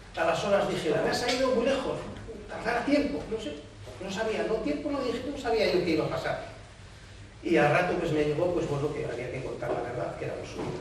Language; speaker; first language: Spanish; native; Spanish